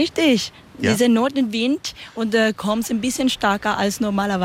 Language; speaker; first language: German; non-native, learner; Spanish